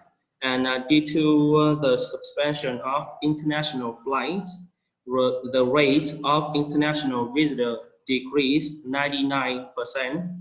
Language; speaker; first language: English; non-native, fluent; Vietnamese